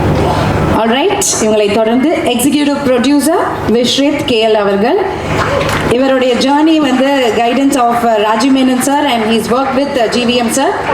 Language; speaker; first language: Tamil; native; Tamil